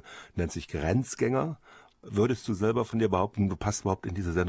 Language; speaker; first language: German; native; German